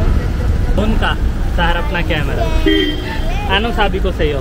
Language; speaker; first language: Filipino; non-native, learner; Punjabi